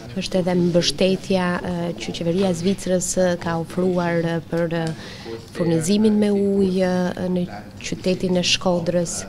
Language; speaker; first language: Albanian; non-native, fluent; German